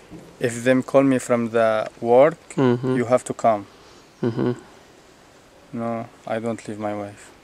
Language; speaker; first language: English; non-native, learner; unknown